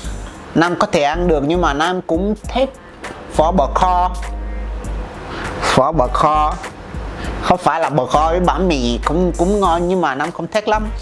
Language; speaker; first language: Vietnamese; non-native, fluent; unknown